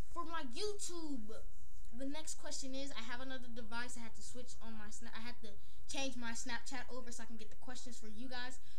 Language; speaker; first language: English; native; English